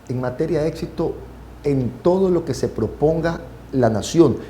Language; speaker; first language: Spanish; native; Spanish